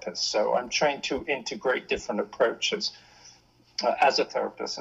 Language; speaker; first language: English; native; English